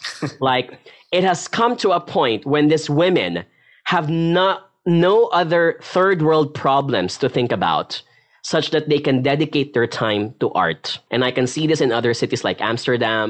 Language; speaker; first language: English; non-native, local second language; Filipino